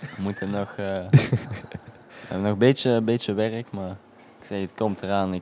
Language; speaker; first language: Dutch; native; Dutch